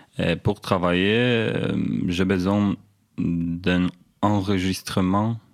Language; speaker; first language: French; non-native, learner; Romanian